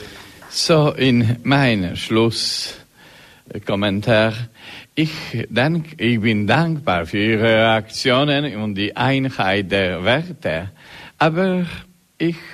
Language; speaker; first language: German; non-native, learner; Polish